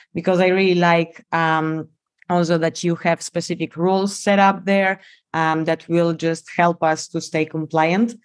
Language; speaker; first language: English; non-native, fluent; Polish